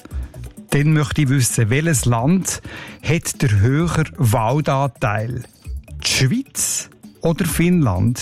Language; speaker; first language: German; native; German